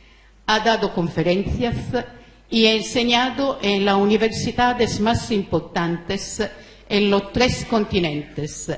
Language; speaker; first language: Spanish; non-native, fluent; Italian